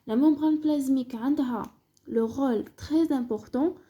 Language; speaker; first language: French; non-native, local second language; Arabic